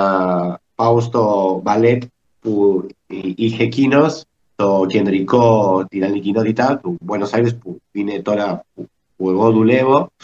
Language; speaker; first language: Greek; early bilingual, heritage; Spanish